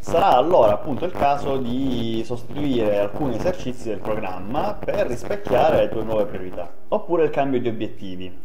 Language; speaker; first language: Italian; native; Italian